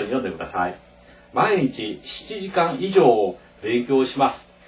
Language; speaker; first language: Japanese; non-native, fluent; Korean